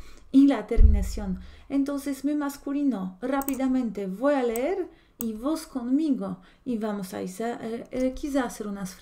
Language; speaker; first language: Spanish; non-native, fluent; Polish